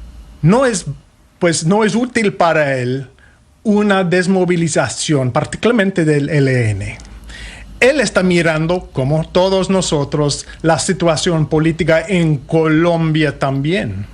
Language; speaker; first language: Spanish; non-native, fluent; English